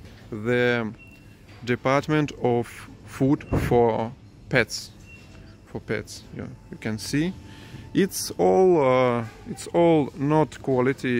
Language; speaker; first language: English; non-native, learner; Russian